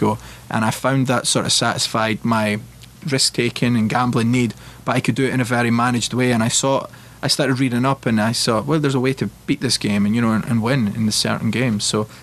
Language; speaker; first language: English; native; English